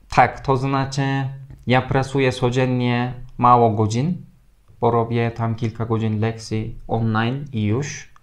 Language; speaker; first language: Polish; non-native, fluent; Turkish